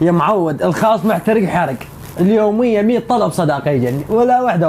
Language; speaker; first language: Arabic; native; Arabic